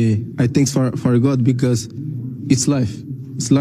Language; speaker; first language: English; non-native, learner; Portuguese